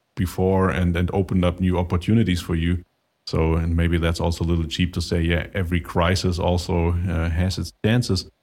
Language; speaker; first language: English; non-native, fluent; German